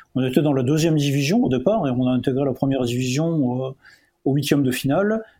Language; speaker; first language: French; native; French